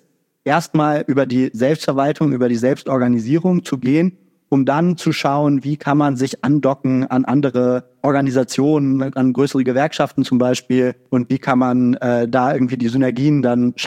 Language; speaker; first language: German; native; German